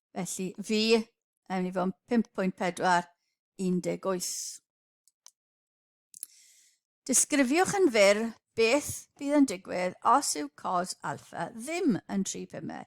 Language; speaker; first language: Welsh; native; Welsh